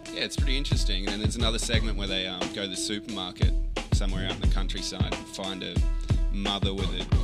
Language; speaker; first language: English; native; English